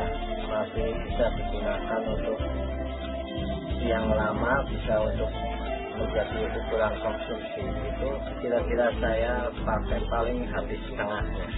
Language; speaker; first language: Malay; non-native, local second language; Javanese